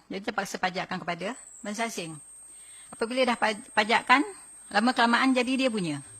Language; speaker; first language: Malay; native; Malay